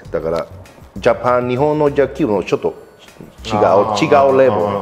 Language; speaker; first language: Japanese; non-native, learner; Spanish